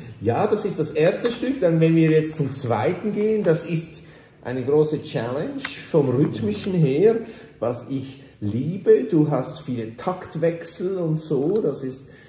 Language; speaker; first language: German; native; German